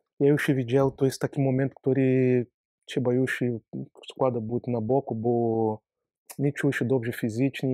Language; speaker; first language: Polish; non-native, learner; Portuguese